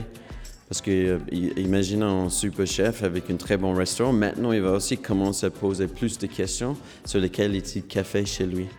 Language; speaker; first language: French; non-native, fluent; English